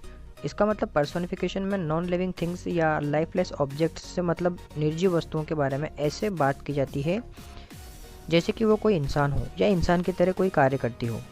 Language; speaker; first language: Hindi; native; Hindi